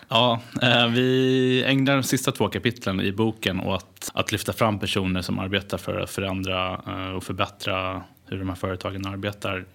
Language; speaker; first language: Swedish; native; Swedish